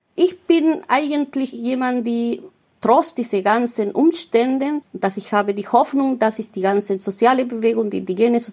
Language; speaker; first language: German; non-native, fluent; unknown